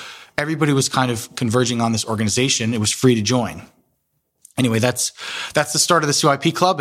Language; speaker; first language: English; native; English